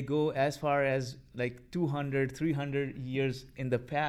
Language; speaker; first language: English; non-native, local second language; Punjabi